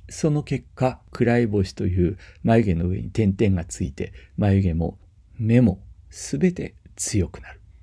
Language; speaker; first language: Japanese; native; Japanese